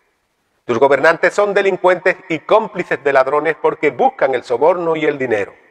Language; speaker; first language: Spanish; native; Spanish